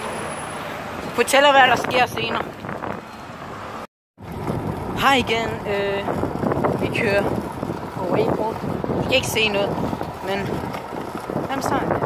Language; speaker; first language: Danish; non-native, local second language; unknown